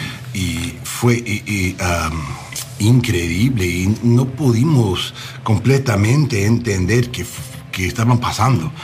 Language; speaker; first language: Spanish; non-native, learner; English